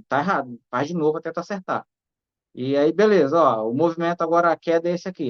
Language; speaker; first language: Portuguese; native; Portuguese